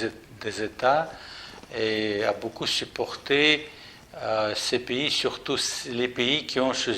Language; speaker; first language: French; non-native, fluent; Russian